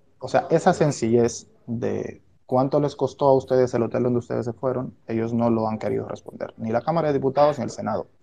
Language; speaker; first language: Spanish; native; Spanish